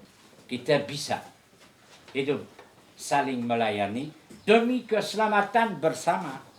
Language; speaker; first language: Indonesian; non-native, fluent; French